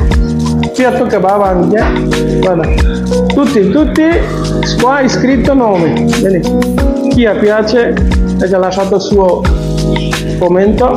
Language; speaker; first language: Italian; non-native, learner; Bangla